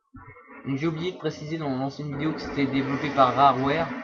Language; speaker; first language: French; native; French